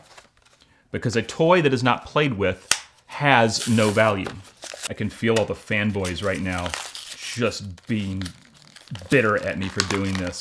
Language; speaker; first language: English; native; English